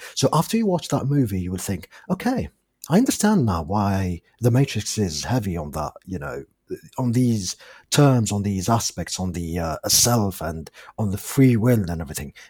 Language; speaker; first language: English; non-native, fluent; Arabic